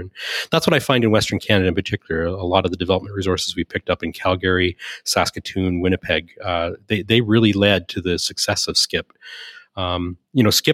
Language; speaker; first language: English; native; English